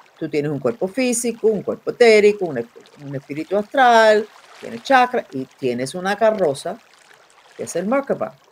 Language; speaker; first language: Spanish; non-native, fluent; English